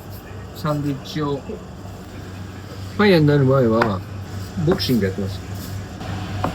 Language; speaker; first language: Japanese; native; Japanese